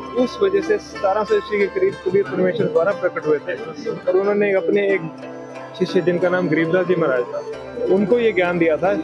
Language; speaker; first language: Hindi; native; Hindi